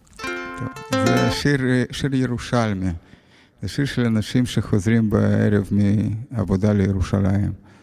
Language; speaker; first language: Hebrew; non-native, fluent; Russian